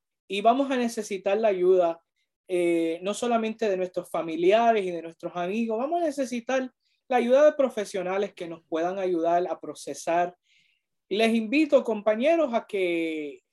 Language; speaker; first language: Spanish; early bilingual, heritage; Spanish